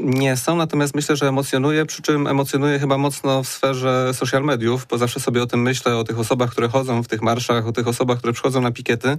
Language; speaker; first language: Polish; native; Polish